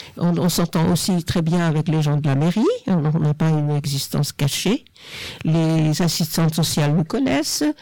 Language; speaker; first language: French; native; French